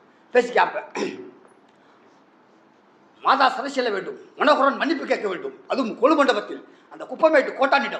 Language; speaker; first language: Tamil; native; Tamil